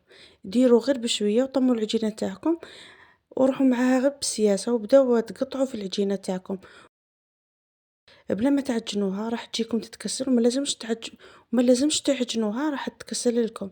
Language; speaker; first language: Arabic; native; Arabic